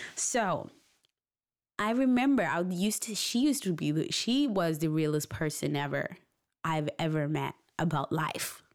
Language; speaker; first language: English; non-native, local second language; Shona